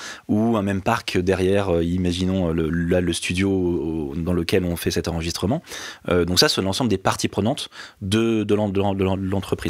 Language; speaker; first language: French; native; French